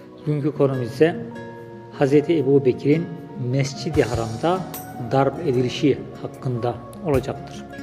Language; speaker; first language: Turkish; native; Turkish